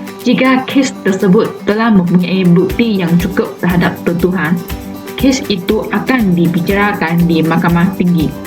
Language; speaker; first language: Malay; non-native, local second language; Chinese